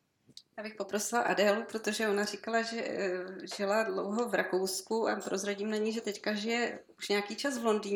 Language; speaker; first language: Czech; native; Czech